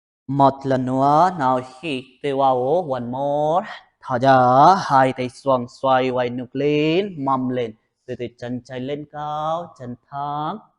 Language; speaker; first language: Vietnamese; non-native, learner; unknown